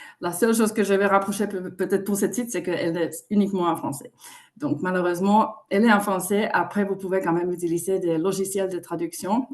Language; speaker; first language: French; non-native, fluent; Finnish